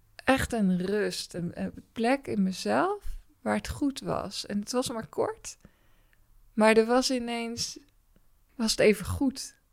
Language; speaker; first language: Dutch; native; Dutch